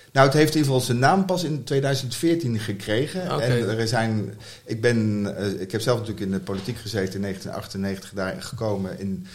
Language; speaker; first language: Dutch; native; Dutch